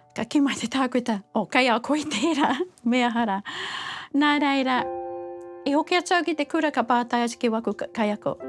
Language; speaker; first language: Māori; native; Māori